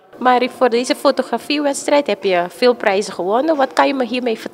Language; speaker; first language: Dutch; native; Dutch